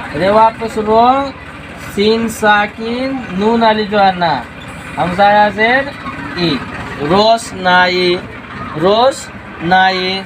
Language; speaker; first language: Hindi; native; Hindi